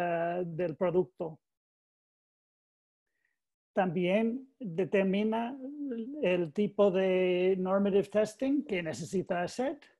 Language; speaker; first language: Spanish; non-native, learner; English